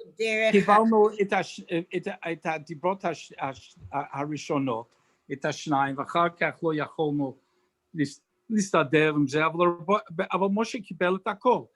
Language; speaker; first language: Hebrew; non-native, fluent; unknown